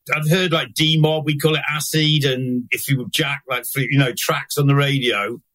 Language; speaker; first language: English; native; English